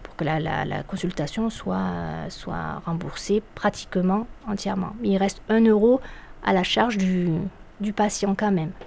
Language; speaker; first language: French; native; French